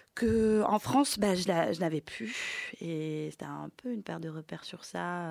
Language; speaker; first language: French; early bilingual, other home language; Ukrainian